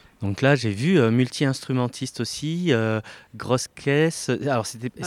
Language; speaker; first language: French; native; French